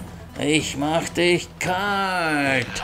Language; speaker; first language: German; native; German